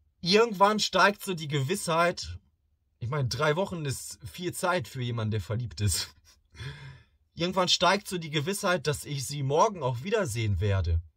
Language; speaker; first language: German; early bilingual, other home language; Bosnian